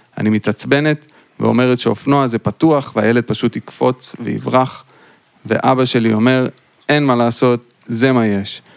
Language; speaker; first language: Hebrew; native; Hebrew